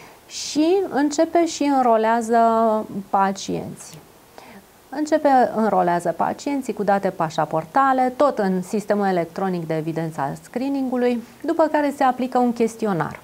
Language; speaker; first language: Romanian; native; Romanian